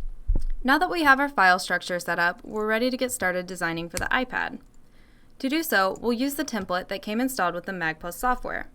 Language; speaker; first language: English; native; English